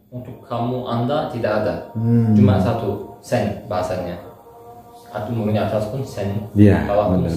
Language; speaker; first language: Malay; non-native, learner; Turkish